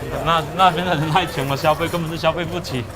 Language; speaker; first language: Chinese; native; Chinese